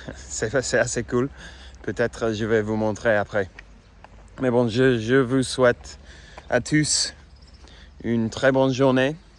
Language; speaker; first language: French; non-native, fluent; Spanish